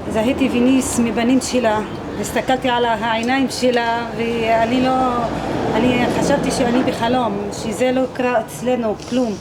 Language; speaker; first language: Hebrew; non-native, local second language; Arabic